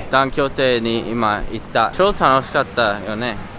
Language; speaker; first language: Japanese; non-native, learner; English